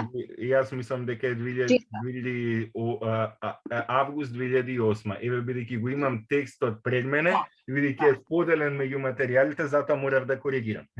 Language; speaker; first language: Macedonian; native; Macedonian